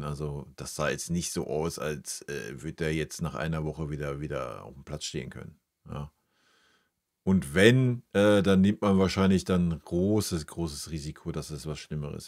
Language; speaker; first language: German; native; German